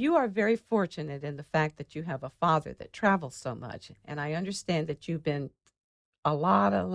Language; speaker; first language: English; native; English